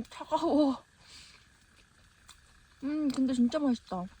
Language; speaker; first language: Korean; native; Korean